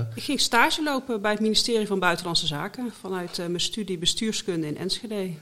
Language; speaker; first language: Dutch; native; Dutch